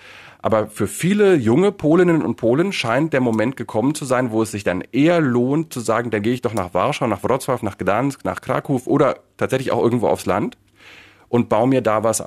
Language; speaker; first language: German; native; German